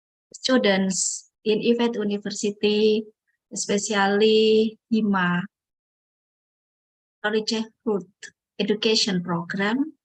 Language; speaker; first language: English; non-native, local second language; Indonesian